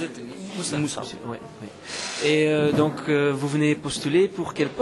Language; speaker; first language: French; non-native, local second language; Dutch